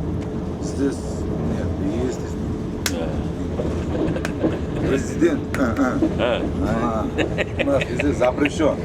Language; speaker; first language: Russian; non-native, local second language; Uzbek